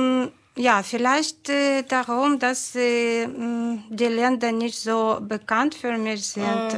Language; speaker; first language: German; non-native, fluent; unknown